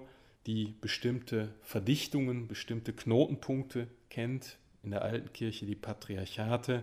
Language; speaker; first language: German; native; German